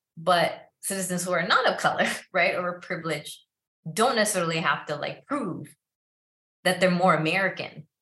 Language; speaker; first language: English; early bilingual, other home language; Spanish